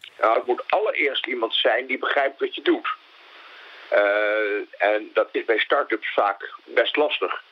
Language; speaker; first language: Dutch; native; Dutch